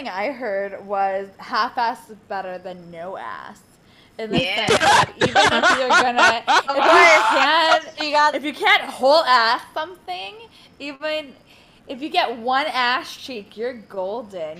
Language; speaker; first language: English; native; English